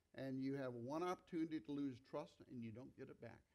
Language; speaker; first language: English; native; English